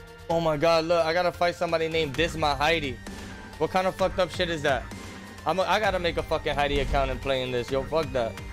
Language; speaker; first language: English; early bilingual, other home language; Spanish